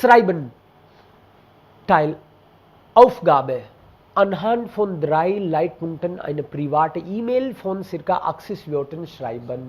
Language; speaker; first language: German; non-native, fluent; Hindi